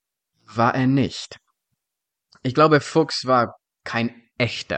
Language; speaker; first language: German; non-native, fluent; Czech